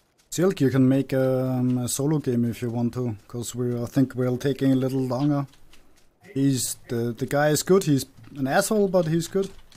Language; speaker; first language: English; non-native, fluent; German